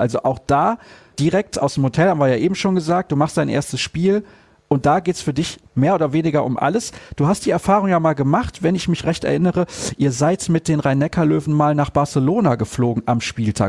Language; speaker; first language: German; native; German